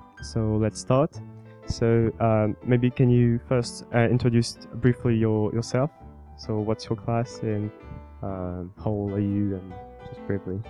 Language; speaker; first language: English; non-native, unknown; French